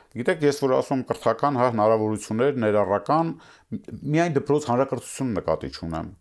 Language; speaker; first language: Armenian; native; Armenian